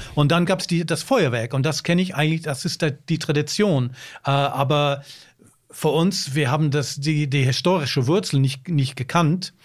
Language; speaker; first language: German; non-native, fluent; English